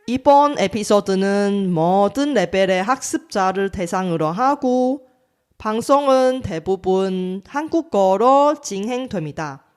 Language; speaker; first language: Korean; non-native, fluent; Chinese